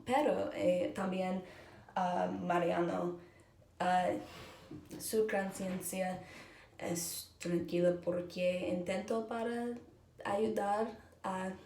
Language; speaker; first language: Spanish; non-native, learner; English